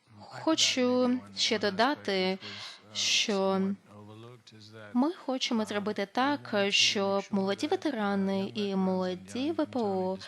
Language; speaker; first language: Ukrainian; non-native, fluent; Lithuanian